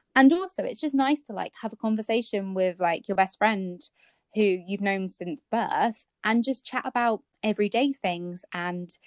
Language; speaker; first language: English; native; English